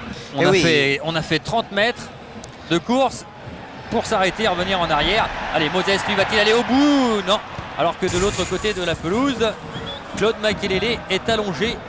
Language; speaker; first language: French; native; French